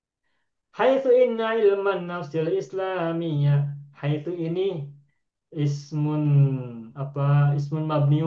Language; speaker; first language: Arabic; non-native, fluent; Indonesian